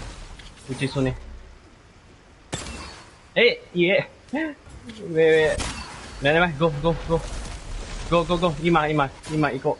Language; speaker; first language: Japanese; non-native, learner; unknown